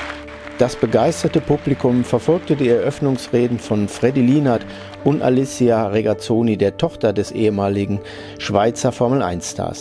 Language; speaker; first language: German; native; German